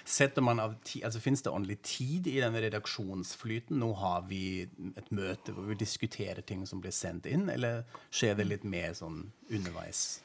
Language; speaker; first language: Norwegian; non-native, fluent; German